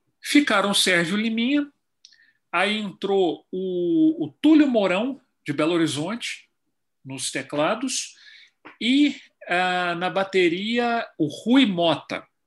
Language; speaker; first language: Portuguese; native; Portuguese